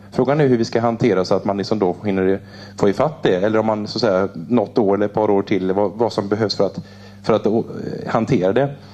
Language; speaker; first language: Swedish; native; Swedish